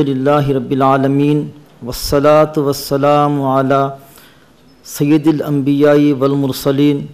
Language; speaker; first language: Arabic; non-native, fluent; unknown